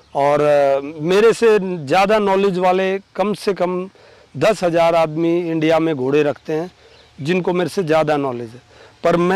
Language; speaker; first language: Hindi; native; Hindi